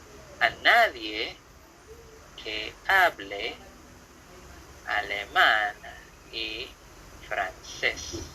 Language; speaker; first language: Spanish; non-native, fluent; Filipino